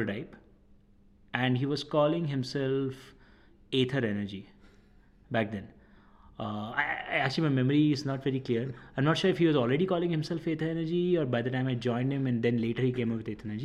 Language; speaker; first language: English; non-native, local second language; Hindi